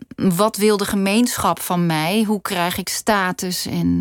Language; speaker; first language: Dutch; native; Dutch